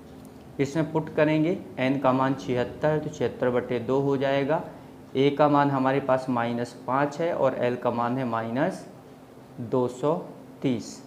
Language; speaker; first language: Hindi; native; Hindi